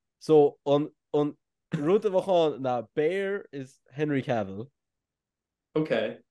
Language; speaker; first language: Irish; native; Irish